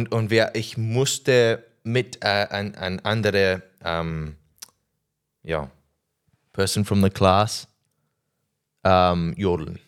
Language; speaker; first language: German; non-native, learner; English